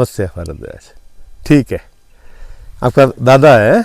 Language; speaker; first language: Hindi; non-native, local second language; Malayalam